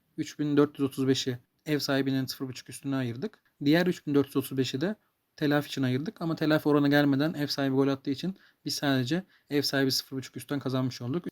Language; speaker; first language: Turkish; native; Turkish